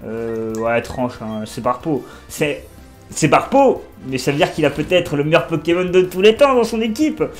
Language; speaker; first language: French; native; French